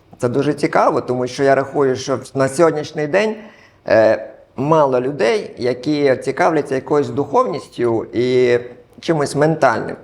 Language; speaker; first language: Ukrainian; non-native, local second language; Russian